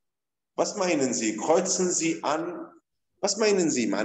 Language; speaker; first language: German; non-native, fluent; Arabic